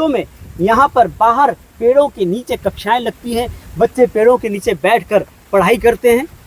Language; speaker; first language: Hindi; native; Hindi